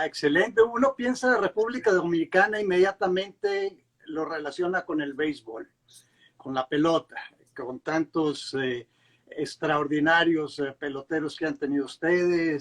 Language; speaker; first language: Spanish; native; Spanish